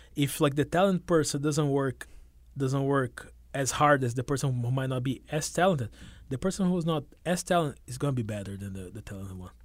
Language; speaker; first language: English; non-native, fluent; Portuguese